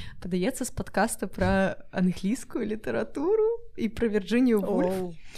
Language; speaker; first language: Belarusian; non-native, local second language; Russian